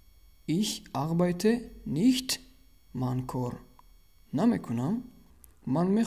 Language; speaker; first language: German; non-native, learner; Tajik